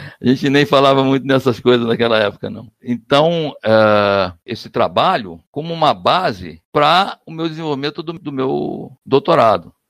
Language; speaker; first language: Portuguese; native; Portuguese